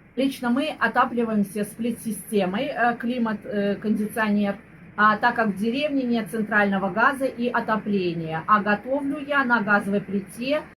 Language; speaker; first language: Russian; native; Russian